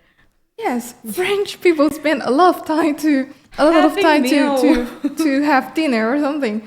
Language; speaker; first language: English; non-native, learner; Chinese